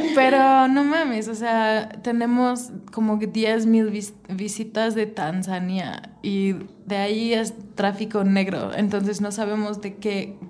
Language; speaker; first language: Spanish; non-native, fluent; English